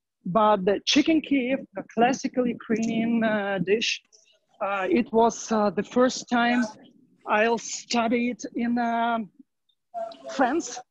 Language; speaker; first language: English; non-native, learner; Ukrainian